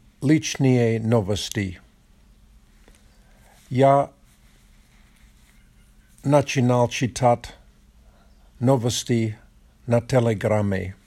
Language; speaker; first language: Russian; non-native, learner; Polish